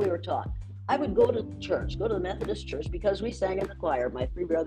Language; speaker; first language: English; native; English